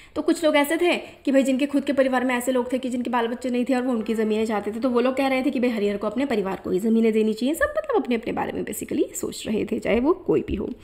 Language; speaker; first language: Hindi; native; Hindi